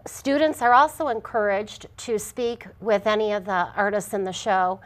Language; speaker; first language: English; native; English